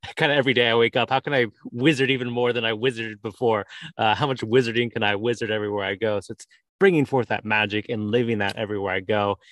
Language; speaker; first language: English; native; English